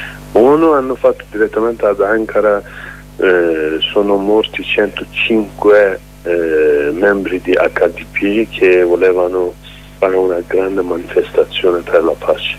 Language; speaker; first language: Italian; non-native, learner; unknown